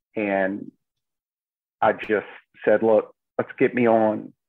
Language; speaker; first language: English; native; English